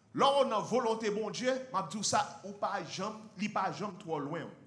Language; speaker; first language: French; non-native, learner; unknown